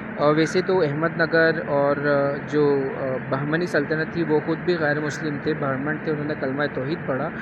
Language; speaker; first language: Urdu; native; Urdu